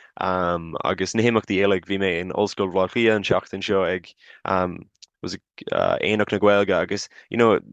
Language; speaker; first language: Irish; non-native, local second language; English